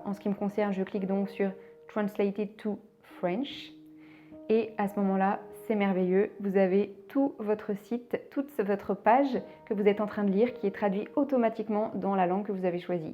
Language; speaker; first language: French; native; French